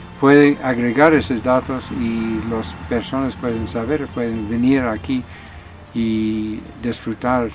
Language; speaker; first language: Spanish; non-native, learner; English